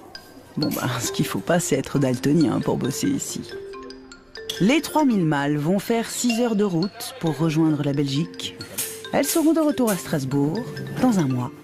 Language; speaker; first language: French; native; French